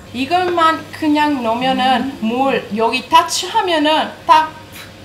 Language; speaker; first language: Korean; non-native, learner; Italian